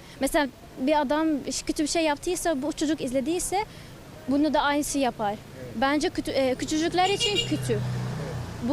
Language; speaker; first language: Turkish; non-native, learner; Arabic